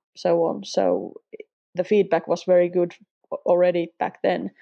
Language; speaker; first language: English; non-native, fluent; Finnish